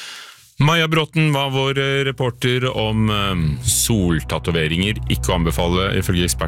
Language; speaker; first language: Norwegian; native; Norwegian